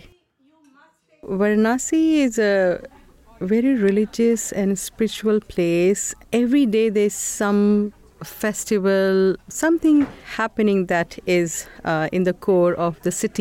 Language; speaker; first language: English; non-native, local second language; Hindi